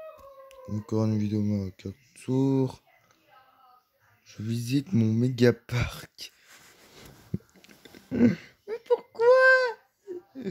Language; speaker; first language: French; native; French